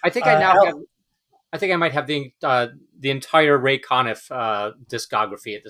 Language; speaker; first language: English; native; English